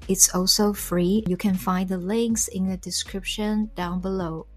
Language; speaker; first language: English; non-native, fluent; Chinese